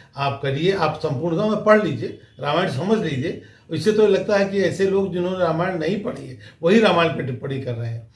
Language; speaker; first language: Hindi; native; Hindi